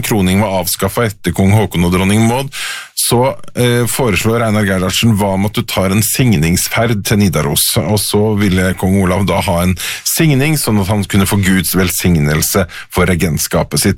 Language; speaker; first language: Norwegian; native; Norwegian